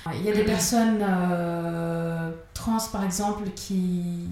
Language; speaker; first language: French; native; French